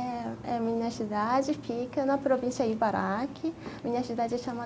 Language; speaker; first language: Portuguese; non-native, fluent; Japanese